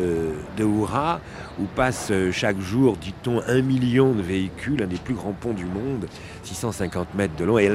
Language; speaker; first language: French; native; French